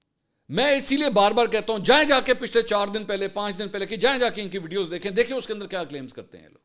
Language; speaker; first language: Urdu; native; Urdu